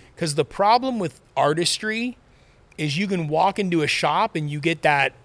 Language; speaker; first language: English; native; English